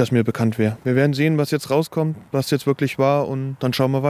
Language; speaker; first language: German; native; German